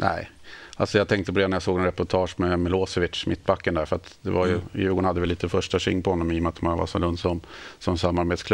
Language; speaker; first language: Swedish; native; Swedish